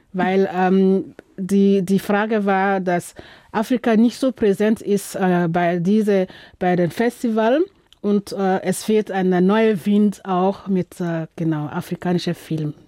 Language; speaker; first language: German; non-native, fluent; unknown